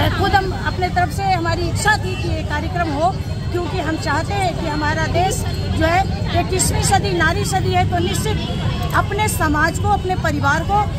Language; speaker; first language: Hindi; native; Hindi